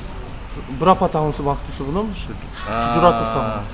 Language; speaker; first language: Indonesian; non-native, learner; Turkish